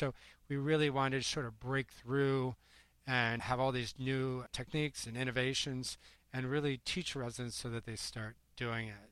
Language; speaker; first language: English; native; English